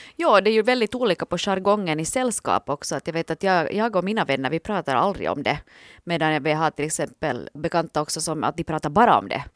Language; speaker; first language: Swedish; native; Swedish